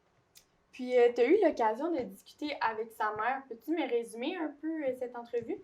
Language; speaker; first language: French; native; French